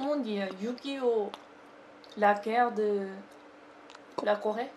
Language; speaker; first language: French; non-native, learner; Korean